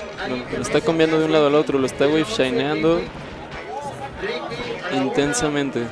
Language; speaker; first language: Spanish; native; Spanish